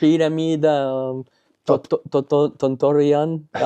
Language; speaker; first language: Basque; non-native, learner; English